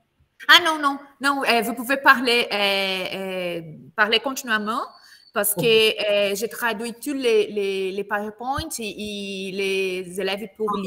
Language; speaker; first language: French; non-native, learner; Portuguese